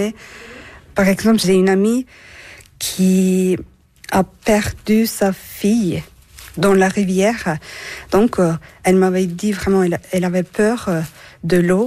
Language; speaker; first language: French; non-native, learner; Turkish